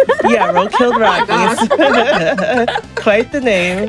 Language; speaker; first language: English; native; English